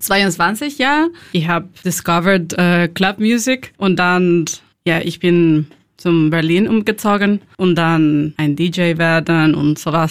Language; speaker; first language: German; non-native, learner; Spanish